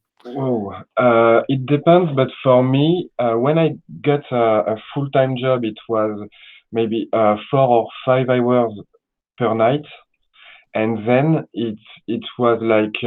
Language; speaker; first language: English; non-native, learner; French